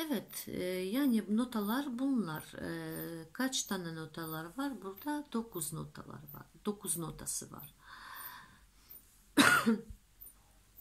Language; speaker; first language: Turkish; non-native, fluent; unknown